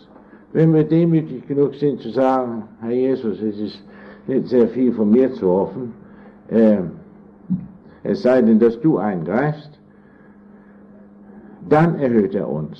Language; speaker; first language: German; non-native, fluent; English